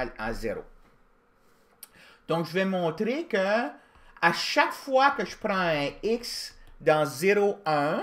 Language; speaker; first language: French; native; French